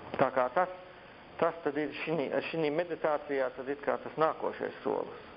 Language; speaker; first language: Latvian; early bilingual, heritage; Latvian